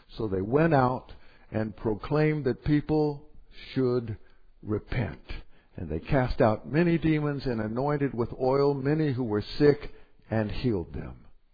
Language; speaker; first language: English; native; English